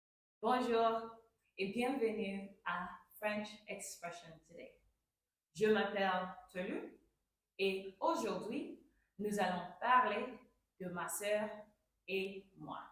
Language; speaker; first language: French; non-native, fluent; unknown